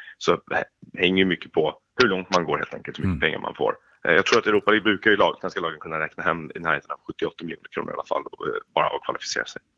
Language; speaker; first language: Swedish; native; Swedish